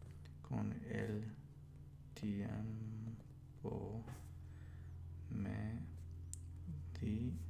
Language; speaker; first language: Spanish; non-native, learner; English